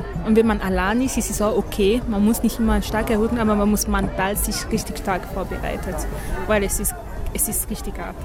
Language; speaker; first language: German; non-native, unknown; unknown